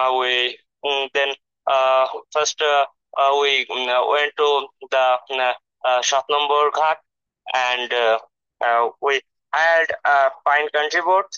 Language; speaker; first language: English; non-native, learner; Bangla